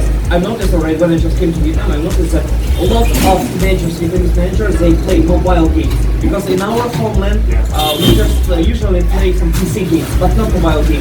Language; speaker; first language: English; non-native, learner; Russian